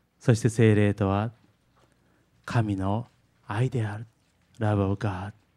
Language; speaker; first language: Japanese; early bilingual, heritage; Japanese